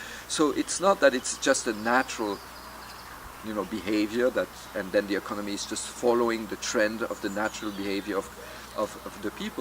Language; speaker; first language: English; non-native, fluent; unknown